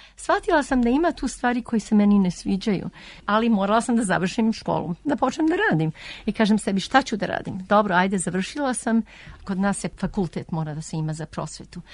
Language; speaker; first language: Serbian; early bilingual, heritage; Serbian